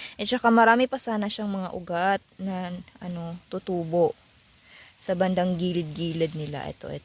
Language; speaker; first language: Filipino; non-native, local second language; Cebuano